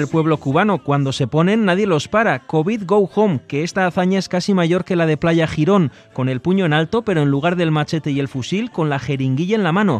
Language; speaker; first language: Spanish; native; Spanish